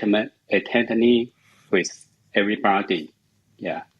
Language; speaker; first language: English; non-native, learner; Chinese